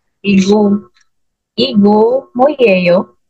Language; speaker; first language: Korean; non-native, learner; Filipino